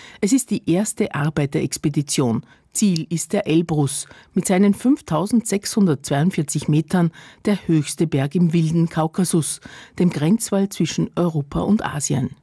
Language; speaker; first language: German; native; German